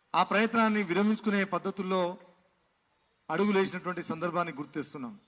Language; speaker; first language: Telugu; non-native, local second language; Lambadi